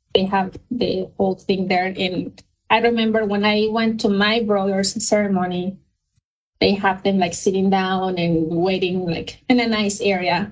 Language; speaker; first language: English; non-native, fluent; Spanish